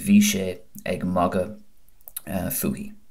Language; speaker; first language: Irish; non-native, local second language; English